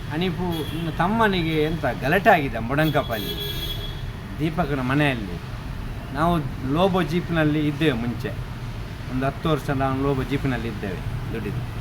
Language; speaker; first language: Kannada; native; Kannada